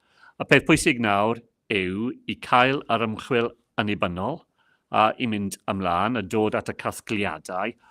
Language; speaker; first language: Welsh; non-native, local second language; English